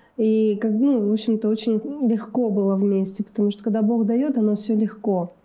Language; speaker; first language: Russian; native; Russian